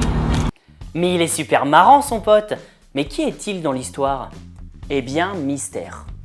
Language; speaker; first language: French; native; French